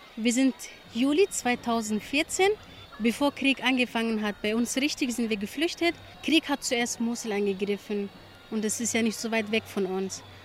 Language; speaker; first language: German; early bilingual, other home language; Kurdish